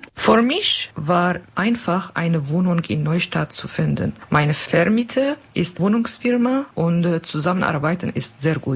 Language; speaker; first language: German; non-native, learner; Kurdish